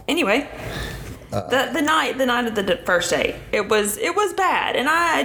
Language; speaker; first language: English; native; English